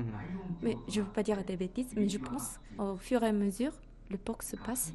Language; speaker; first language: French; non-native, fluent; Japanese